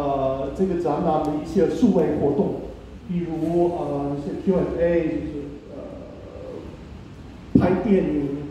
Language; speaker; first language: Chinese; non-native, fluent; German